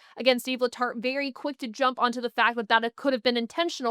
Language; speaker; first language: English; native; English